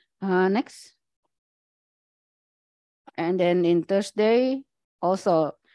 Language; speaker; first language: English; non-native, learner; Indonesian